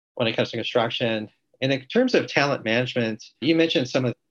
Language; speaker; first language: English; native; English